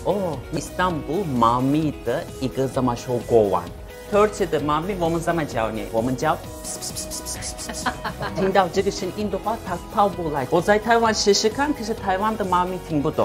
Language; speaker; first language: Chinese; non-native, fluent; Turkish